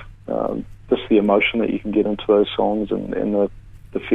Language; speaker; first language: English; native; English